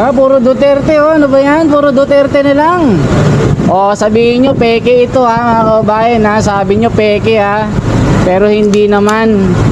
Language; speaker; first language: Filipino; native; Filipino